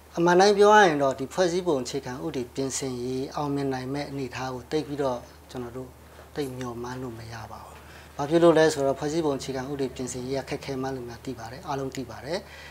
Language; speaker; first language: Burmese; non-native, local second language; Shan